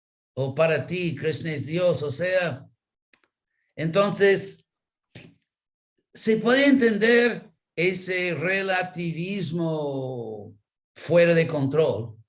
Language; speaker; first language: Spanish; non-native, fluent; English